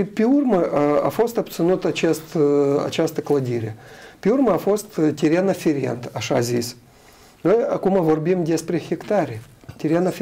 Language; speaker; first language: Romanian; non-native, local second language; Russian